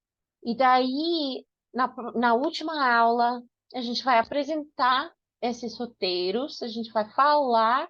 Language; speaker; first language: Portuguese; non-native, fluent; English